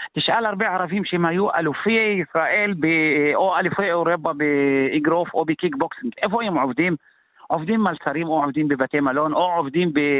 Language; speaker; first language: Hebrew; non-native, local second language; Arabic